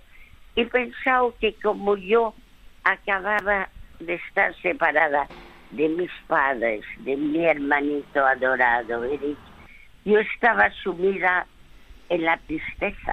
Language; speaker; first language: Spanish; early bilingual, other home language; French